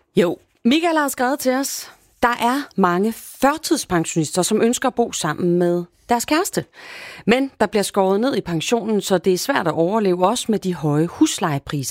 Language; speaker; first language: Danish; native; Danish